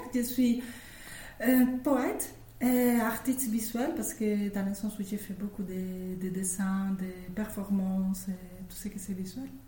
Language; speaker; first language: French; non-native, fluent; Spanish